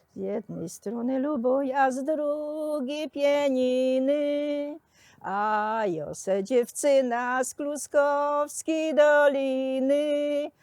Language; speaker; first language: Polish; native; Polish